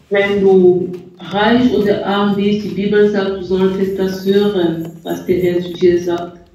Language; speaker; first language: German; non-native, fluent; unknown